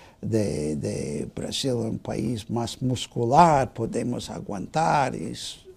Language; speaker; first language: Portuguese; non-native, fluent; English